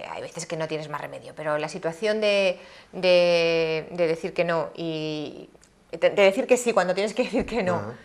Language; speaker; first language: Spanish; native; Spanish